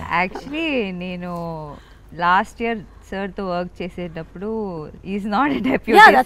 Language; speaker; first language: Telugu; non-native, learner; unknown